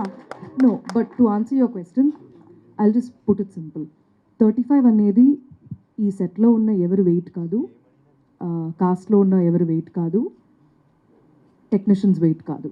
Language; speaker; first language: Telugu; non-native, local second language; Malayalam